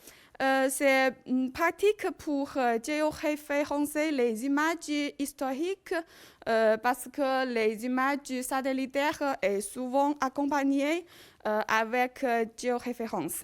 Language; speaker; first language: French; non-native, learner; Chinese